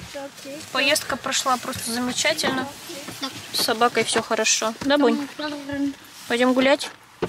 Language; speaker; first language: Russian; native; Russian